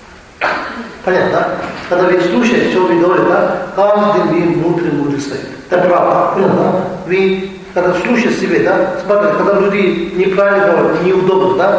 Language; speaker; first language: Russian; non-native, learner; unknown